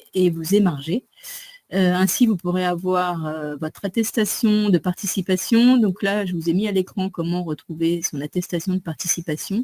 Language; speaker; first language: French; native; French